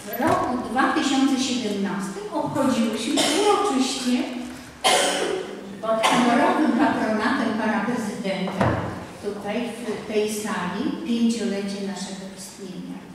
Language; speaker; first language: Polish; native; Polish